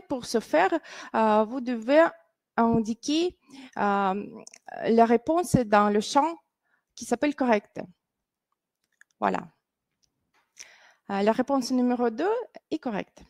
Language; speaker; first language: French; non-native, fluent; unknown